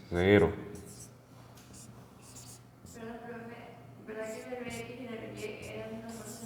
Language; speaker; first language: Spanish; native; Spanish